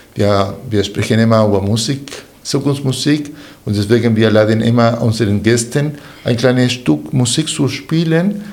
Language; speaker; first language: German; non-native, fluent; Spanish